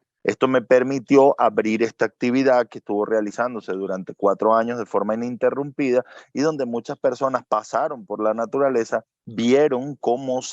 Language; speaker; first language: Spanish; native; Spanish